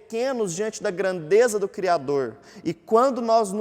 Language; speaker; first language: Portuguese; native; Portuguese